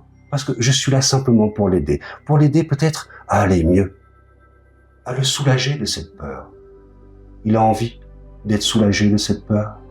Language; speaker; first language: French; native; French